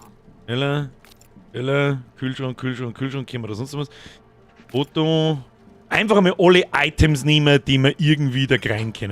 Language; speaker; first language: German; native; German